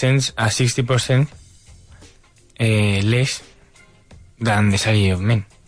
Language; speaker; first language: English; non-native, learner; Spanish